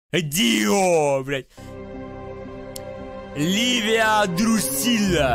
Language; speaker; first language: Russian; native; Russian